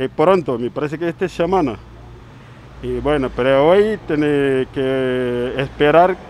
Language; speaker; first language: Spanish; non-native, learner; Wolof